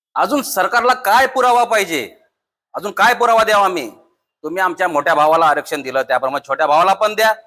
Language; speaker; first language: Marathi; non-native, local second language; Lambadi